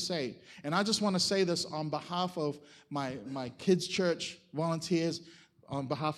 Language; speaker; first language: English; native; English